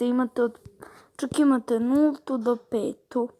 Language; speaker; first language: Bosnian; early bilingual, heritage; Croatian